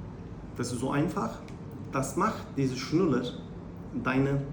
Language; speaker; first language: German; non-native, learner; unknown